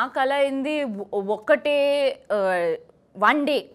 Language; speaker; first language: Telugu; non-native, fluent; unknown